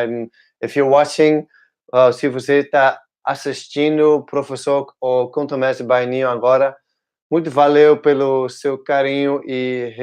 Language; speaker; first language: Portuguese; non-native, learner; Dutch